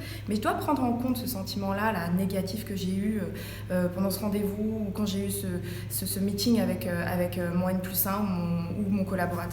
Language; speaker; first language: French; native; French